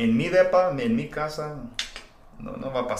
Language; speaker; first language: Spanish; non-native, fluent; English